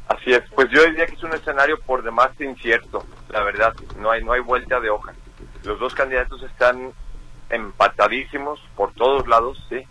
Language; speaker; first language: Spanish; native; Spanish